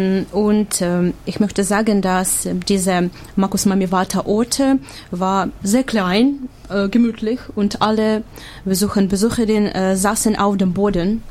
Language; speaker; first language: German; non-native, learner; Ukrainian